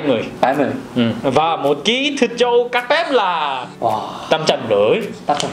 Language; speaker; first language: Vietnamese; non-native, learner; Korean